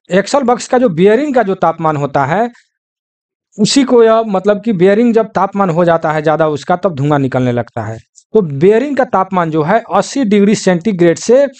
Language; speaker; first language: Hindi; native; Hindi